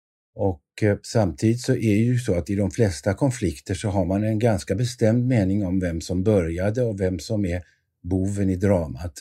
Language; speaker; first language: Swedish; native; Swedish